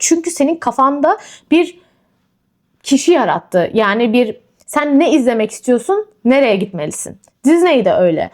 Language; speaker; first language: Turkish; native; Turkish